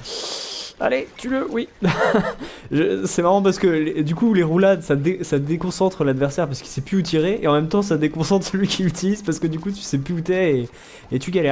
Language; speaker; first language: French; native; French